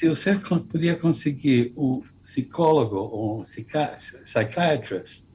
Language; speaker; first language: Portuguese; non-native, fluent; English